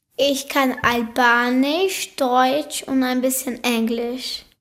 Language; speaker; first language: German; early bilingual, heritage; Albanian